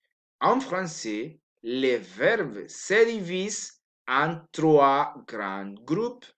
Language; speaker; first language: French; non-native, learner; Spanish